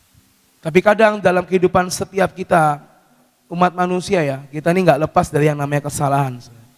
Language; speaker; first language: Indonesian; native; Indonesian